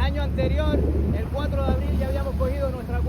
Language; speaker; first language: Spanish; native; Spanish